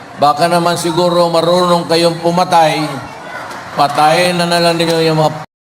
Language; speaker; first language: Filipino; non-native, local second language; Cebuano